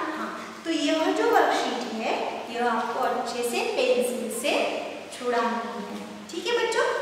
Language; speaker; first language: Hindi; non-native, local second language; Marathi